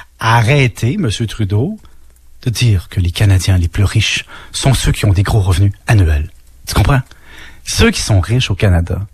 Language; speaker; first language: French; native; French